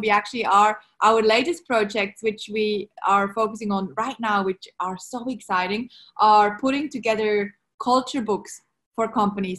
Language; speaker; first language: English; non-native, fluent; Swiss German